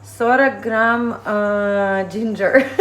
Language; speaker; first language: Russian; native; Russian